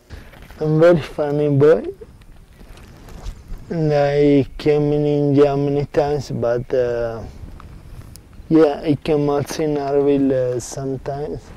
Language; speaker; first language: English; non-native, learner; Italian